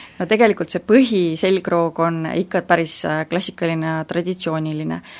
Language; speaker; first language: Estonian; native; Estonian